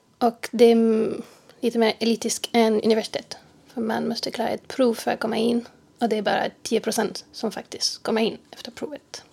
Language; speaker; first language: Swedish; non-native, fluent; French